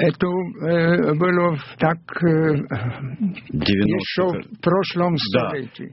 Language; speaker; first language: Russian; non-native, fluent; German